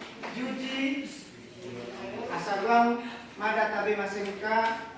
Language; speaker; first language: Japanese; non-native, learner; Indonesian